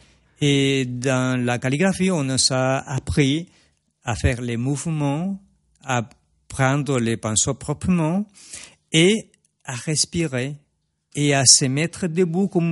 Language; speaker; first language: French; non-native, fluent; Spanish